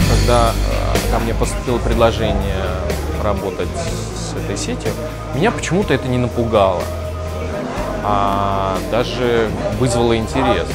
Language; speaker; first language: Russian; native; Russian